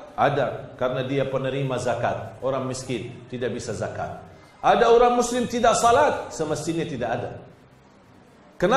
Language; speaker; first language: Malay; non-native, fluent; Arabic